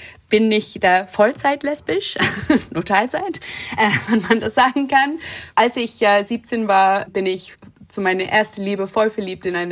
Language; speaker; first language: German; non-native, fluent; English